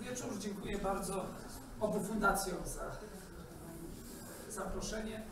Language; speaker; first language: Polish; native; Polish